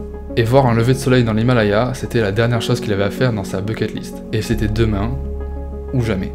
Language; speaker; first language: French; native; French